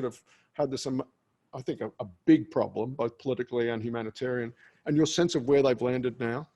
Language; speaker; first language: English; native; English